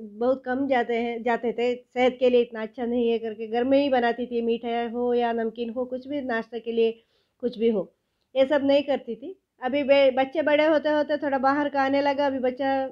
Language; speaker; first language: Hindi; non-native, local second language; Kannada